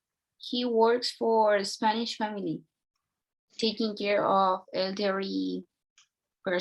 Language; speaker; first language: English; non-native, learner; Spanish